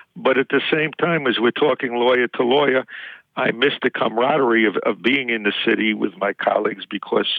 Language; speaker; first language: English; native; English